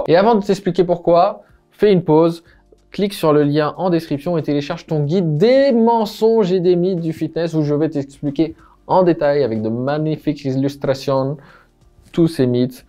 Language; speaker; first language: French; native; French